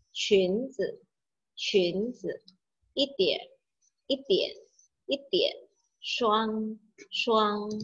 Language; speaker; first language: Chinese; non-native, fluent; Indonesian